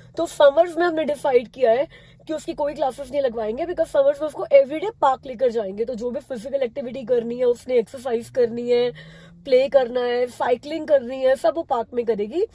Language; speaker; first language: Hindi; native; Hindi